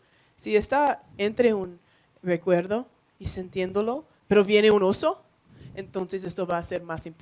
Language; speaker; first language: Spanish; non-native, learner; English